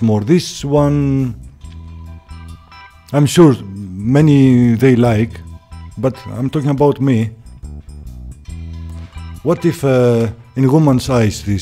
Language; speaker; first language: English; non-native, learner; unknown